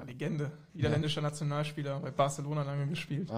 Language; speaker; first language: German; native; German